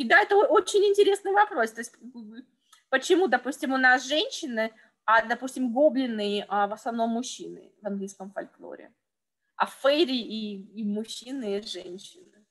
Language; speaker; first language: Russian; native; Russian